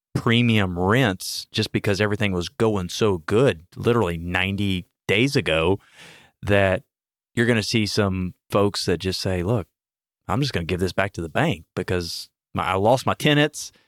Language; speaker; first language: English; native; English